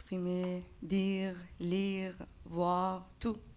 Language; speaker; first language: French; non-native, learner; Persian